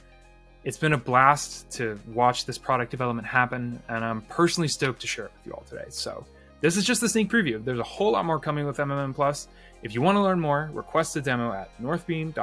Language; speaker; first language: English; native; English